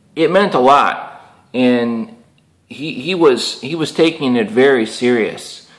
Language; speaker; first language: English; native; English